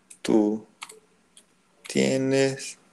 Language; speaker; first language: Spanish; non-native, learner; Portuguese